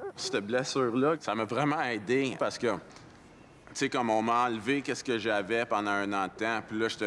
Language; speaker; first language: French; native; French